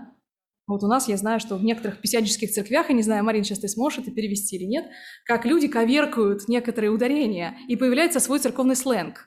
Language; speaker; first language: Russian; native; Russian